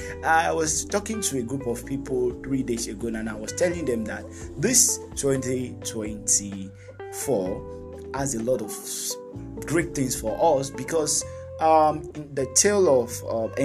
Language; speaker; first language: English; non-native, local second language; Yoruba